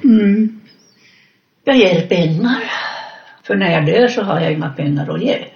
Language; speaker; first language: Swedish; non-native, fluent; Finnish